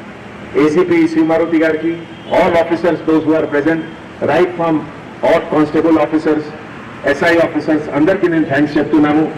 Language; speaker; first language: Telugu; non-native, local second language; Hindi